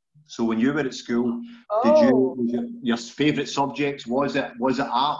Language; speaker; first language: English; native; English